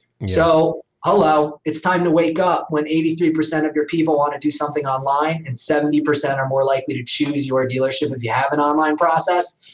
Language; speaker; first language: English; native; English